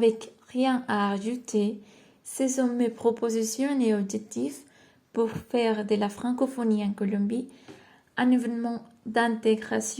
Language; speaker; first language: French; non-native, learner; Spanish